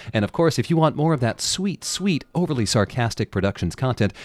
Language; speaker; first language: English; native; English